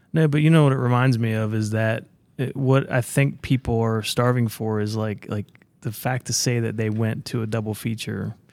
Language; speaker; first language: English; native; English